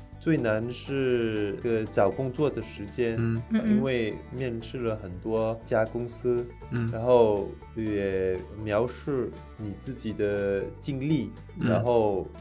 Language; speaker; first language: Chinese; non-native, fluent; French